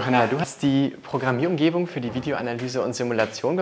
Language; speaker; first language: German; native; German